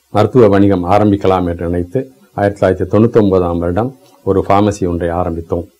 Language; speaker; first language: Tamil; native; Tamil